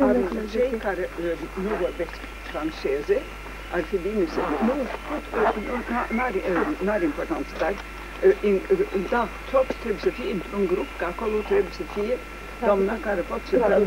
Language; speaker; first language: Romanian; early bilingual, heritage; French